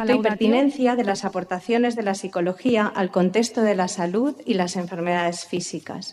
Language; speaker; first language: Spanish; native; Spanish